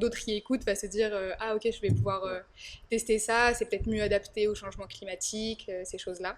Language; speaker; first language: French; native; French